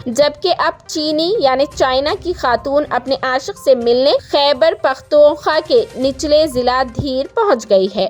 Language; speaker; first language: Urdu; native; Urdu